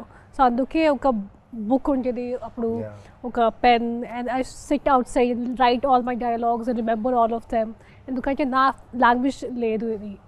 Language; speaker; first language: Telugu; non-native, fluent; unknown